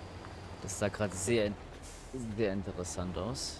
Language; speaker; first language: German; native; German